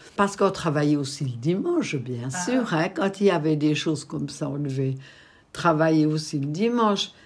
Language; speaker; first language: French; native; French